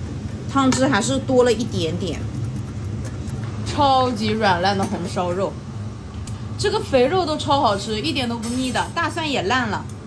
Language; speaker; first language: Chinese; native; Chinese